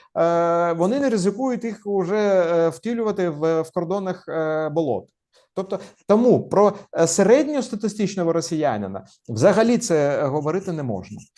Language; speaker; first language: Ukrainian; non-native, local second language; Russian